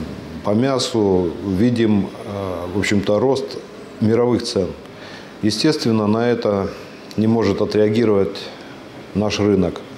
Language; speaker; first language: Russian; native; Russian